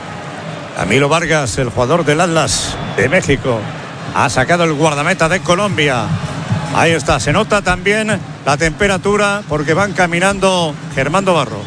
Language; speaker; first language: Spanish; native; Spanish